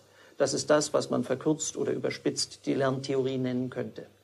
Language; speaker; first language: German; native; German